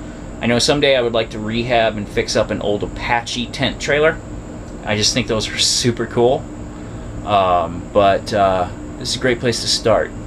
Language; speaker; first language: English; native; English